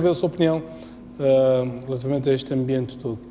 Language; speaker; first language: Portuguese; native; Portuguese